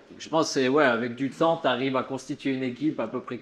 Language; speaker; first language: French; native; French